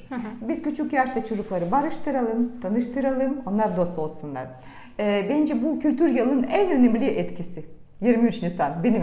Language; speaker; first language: Turkish; non-native, fluent; Russian